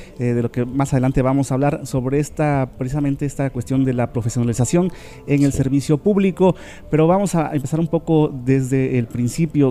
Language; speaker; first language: Spanish; native; Spanish